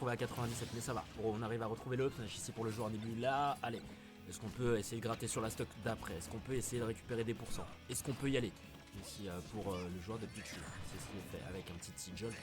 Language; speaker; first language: French; native; French